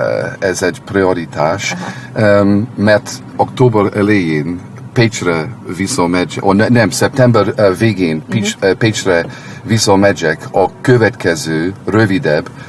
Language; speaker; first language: Hungarian; non-native, learner; English